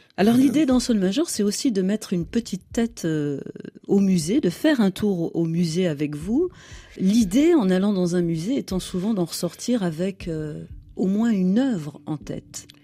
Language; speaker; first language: French; native; French